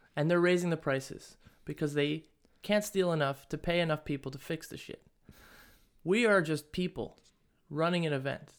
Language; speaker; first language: English; native; English